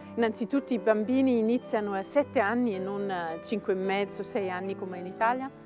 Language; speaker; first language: Italian; non-native, fluent; Danish